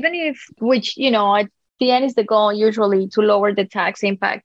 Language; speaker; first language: English; non-native, fluent; Spanish